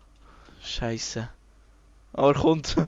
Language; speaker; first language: German; native; German